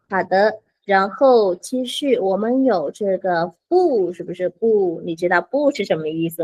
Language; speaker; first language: Chinese; non-native, fluent; Vietnamese